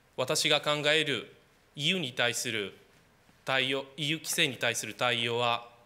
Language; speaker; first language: Japanese; non-native, fluent; Romanian